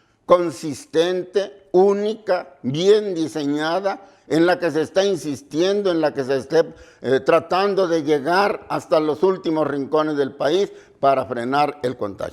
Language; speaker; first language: Spanish; native; Spanish